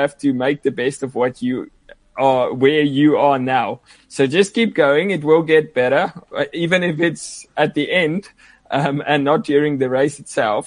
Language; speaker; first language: English; non-native, local second language; Afrikaans